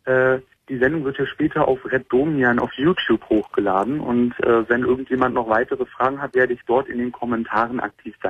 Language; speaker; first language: German; native; German